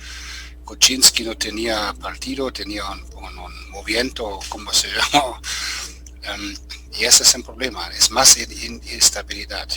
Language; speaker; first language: Spanish; non-native, fluent; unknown